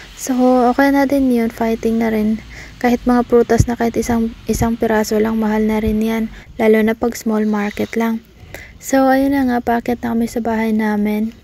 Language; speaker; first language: Filipino; non-native, local second language; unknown